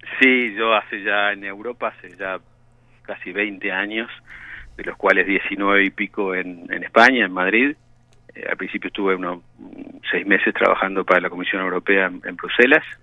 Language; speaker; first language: Spanish; native; Spanish